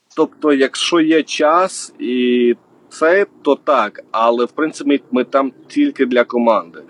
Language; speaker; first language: Ukrainian; native; Ukrainian